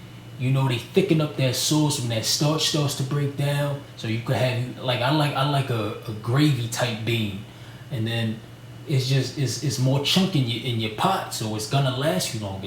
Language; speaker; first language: English; native; English